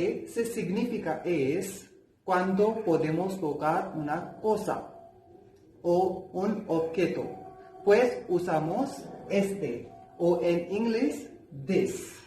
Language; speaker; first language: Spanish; non-native, learner; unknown